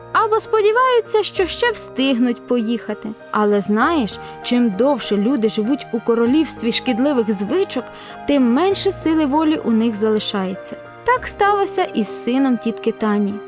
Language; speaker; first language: Ukrainian; native; Ukrainian